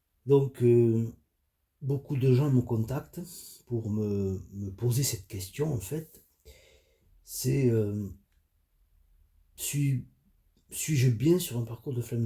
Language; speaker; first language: French; native; French